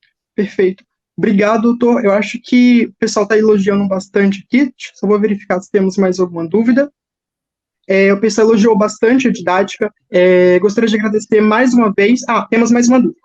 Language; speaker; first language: Portuguese; native; Portuguese